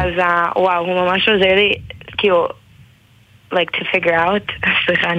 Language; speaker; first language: Hebrew; non-native, learner; English